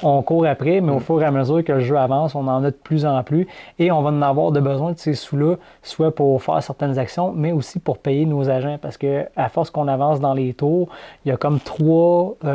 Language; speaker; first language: French; native; French